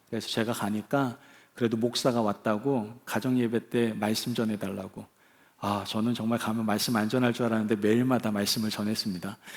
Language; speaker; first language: Korean; native; Korean